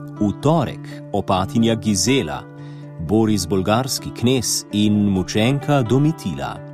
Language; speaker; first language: Slovenian; native; Slovenian